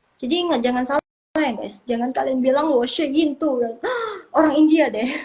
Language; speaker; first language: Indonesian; non-native, local second language; Min Nan Chinese